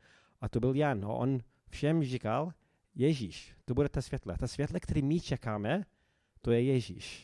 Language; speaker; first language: Czech; non-native, fluent; English